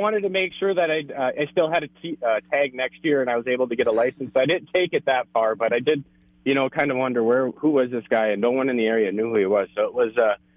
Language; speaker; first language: English; native; English